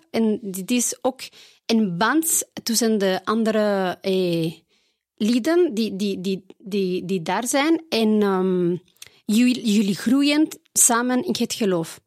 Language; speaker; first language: Dutch; non-native, fluent; Spanish